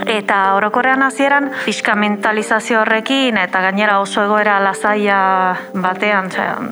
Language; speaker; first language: Basque; non-native, fluent; Italian